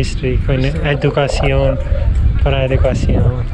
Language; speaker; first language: Spanish; non-native, learner; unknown